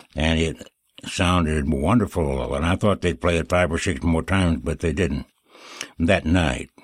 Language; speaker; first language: English; native; English